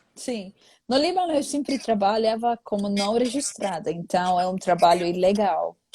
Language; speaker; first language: Portuguese; non-native, fluent; Arabic